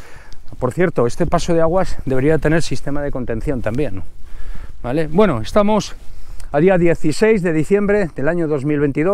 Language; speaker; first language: Spanish; native; Spanish